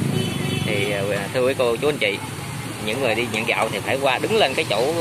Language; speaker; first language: Vietnamese; native; Vietnamese